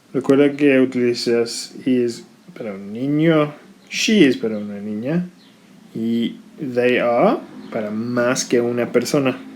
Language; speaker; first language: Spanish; non-native, fluent; English